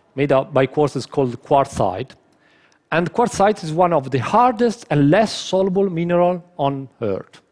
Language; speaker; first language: English; non-native, fluent; Italian